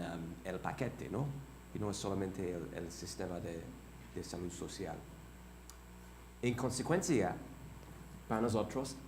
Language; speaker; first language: Spanish; non-native, fluent; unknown